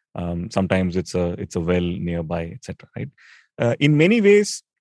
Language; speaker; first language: English; non-native, local second language; Tamil